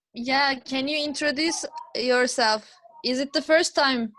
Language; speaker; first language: English; non-native, fluent; Turkish